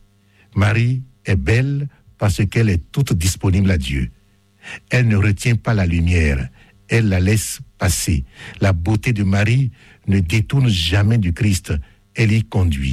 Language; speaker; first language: French; native; French